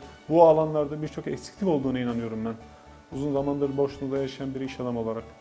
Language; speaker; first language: Turkish; native; Turkish